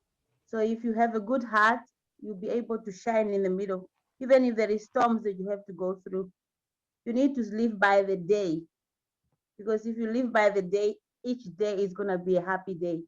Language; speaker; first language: English; non-native, learner; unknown